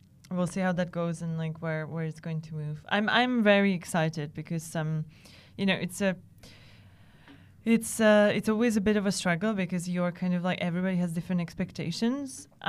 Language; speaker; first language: English; non-native, fluent; Czech